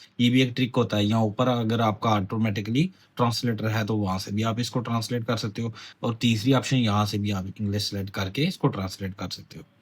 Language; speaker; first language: Urdu; non-native, local second language; Punjabi